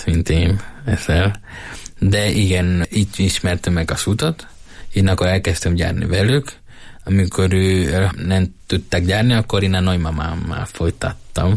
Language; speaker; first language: Hungarian; non-native, learner; Spanish